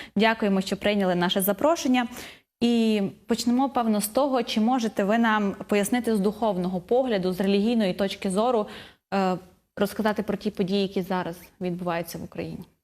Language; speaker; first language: Ukrainian; native; Ukrainian